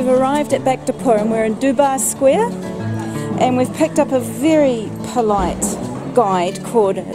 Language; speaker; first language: English; native; English